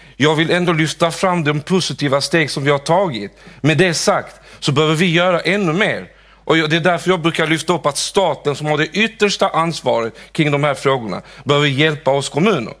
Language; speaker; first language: Swedish; early bilingual, other home language; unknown